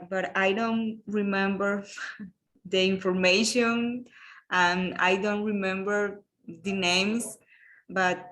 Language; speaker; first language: English; non-native, learner; Spanish